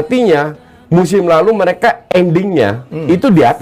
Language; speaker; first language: Indonesian; native; Indonesian